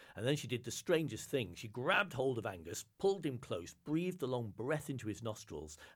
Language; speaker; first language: English; native; English